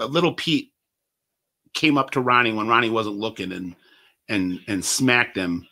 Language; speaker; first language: English; native; English